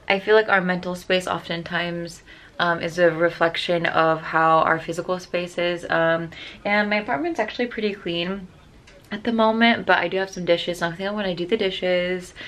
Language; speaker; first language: English; native; English